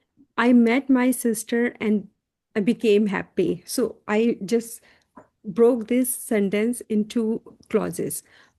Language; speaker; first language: English; non-native, local second language; Hindi